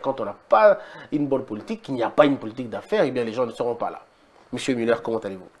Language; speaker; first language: French; non-native, local second language; Lingala